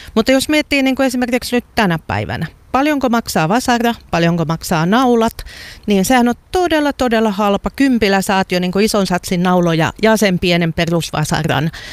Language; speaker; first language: Finnish; native; Finnish